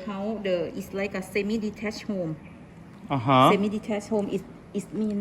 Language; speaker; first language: English; non-native, local second language; Thai